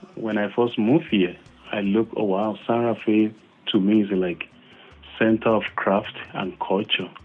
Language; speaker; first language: English; non-native, local second language; Yoruba